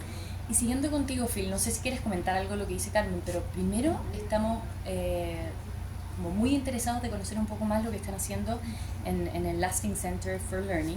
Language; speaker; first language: Spanish; native; Spanish